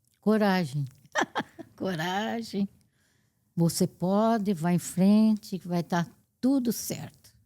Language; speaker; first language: Portuguese; native; Portuguese